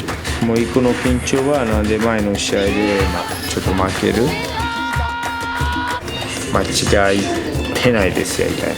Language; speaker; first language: Japanese; non-native, learner; Portuguese